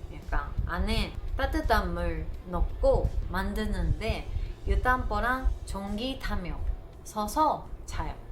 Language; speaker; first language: Korean; non-native, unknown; Japanese